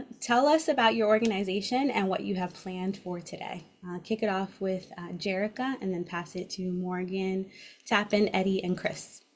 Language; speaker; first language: English; native; English